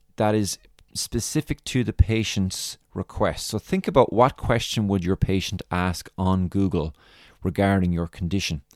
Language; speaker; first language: English; native; English